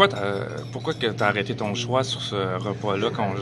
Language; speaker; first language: French; native; French